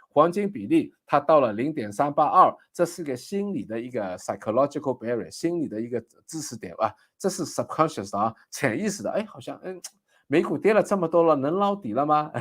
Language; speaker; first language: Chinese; non-native, local second language; Cantonese